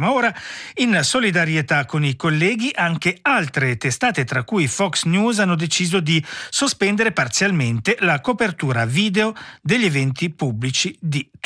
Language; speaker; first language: Italian; native; Italian